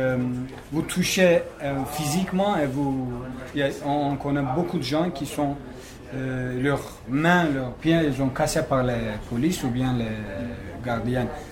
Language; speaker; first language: French; non-native, fluent; Kurdish